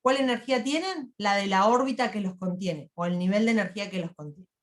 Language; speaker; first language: Spanish; native; Spanish